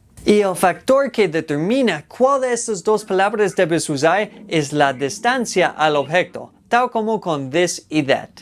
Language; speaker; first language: Spanish; non-native, fluent; English